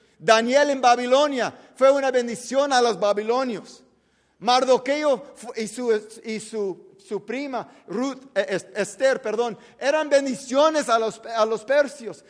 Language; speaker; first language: Spanish; early bilingual, heritage; Spanish